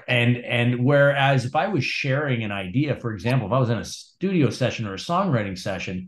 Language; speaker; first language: English; native; English